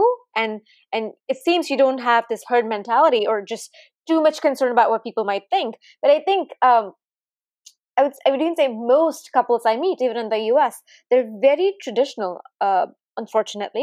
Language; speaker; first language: English; non-native, local second language; Hindi